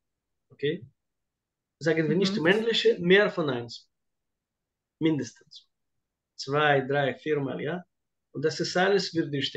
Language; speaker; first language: German; non-native, fluent; Russian